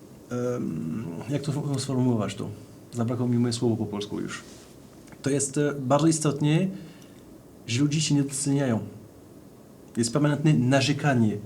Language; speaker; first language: Polish; non-native, fluent; French